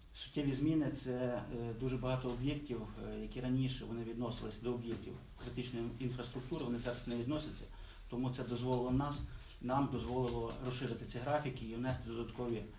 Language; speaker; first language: Ukrainian; native; Ukrainian